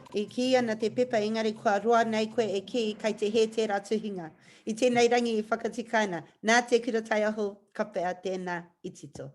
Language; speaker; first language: Māori; non-native, local second language; English